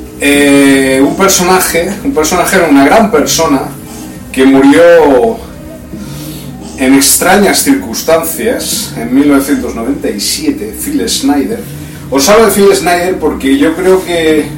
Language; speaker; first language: Spanish; native; Spanish